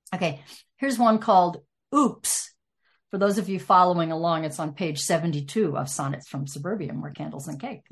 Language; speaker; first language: English; native; English